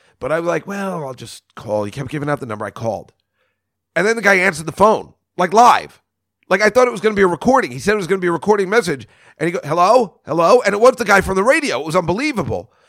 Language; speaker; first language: English; native; English